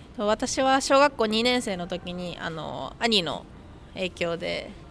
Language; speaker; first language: Japanese; native; Japanese